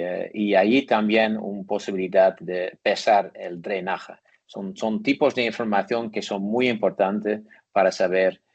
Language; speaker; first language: Spanish; non-native, learner; Dutch